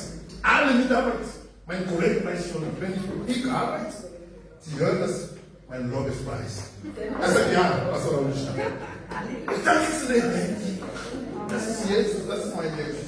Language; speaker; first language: German; non-native, learner; French